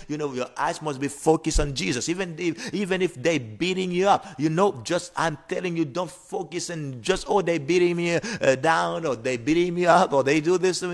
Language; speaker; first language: English; non-native, fluent; Haitian Creole